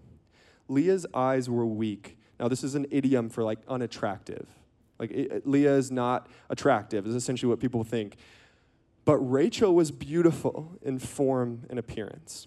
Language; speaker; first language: English; native; English